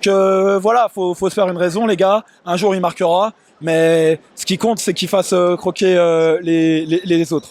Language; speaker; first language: French; native; French